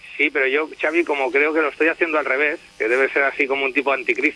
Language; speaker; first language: Spanish; native; Spanish